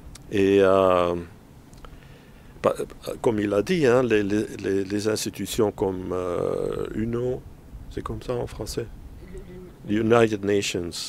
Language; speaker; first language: French; non-native, fluent; Dutch